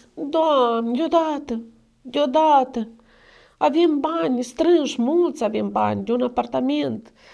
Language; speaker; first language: Romanian; native; Romanian